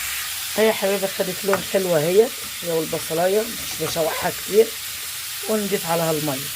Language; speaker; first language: Arabic; native; Arabic